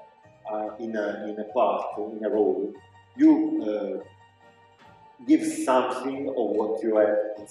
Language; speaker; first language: English; non-native, learner; Italian